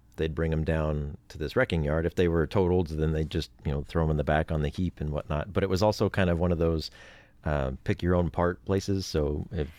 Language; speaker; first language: English; native; English